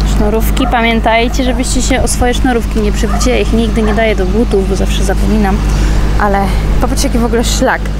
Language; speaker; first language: Polish; early bilingual, heritage; Polish